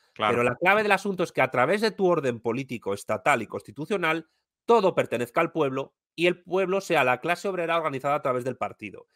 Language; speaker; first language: Spanish; native; Spanish